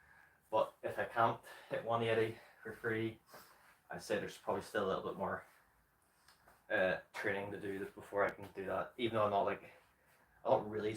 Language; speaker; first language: English; native; English